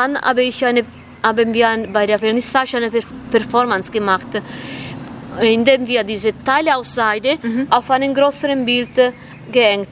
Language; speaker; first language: German; non-native, fluent; Italian